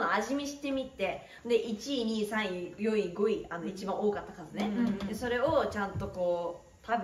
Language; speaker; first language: Japanese; native; Japanese